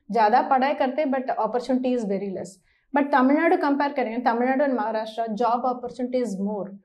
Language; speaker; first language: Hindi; non-native, local second language; Malayalam